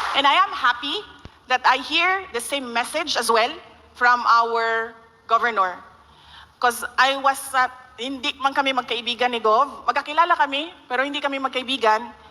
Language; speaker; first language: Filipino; non-native, local second language; Cebuano